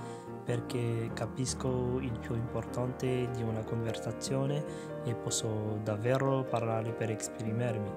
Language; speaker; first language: Italian; non-native, learner; French